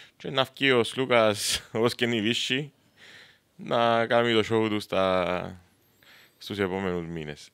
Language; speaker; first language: Greek; native; Greek